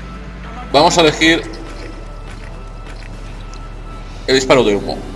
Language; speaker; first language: Spanish; native; Spanish